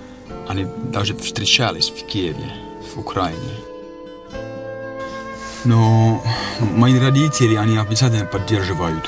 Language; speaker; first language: Russian; non-native, fluent; Finnish